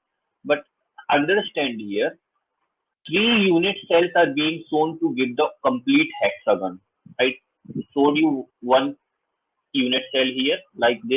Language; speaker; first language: English; non-native, local second language; Hindi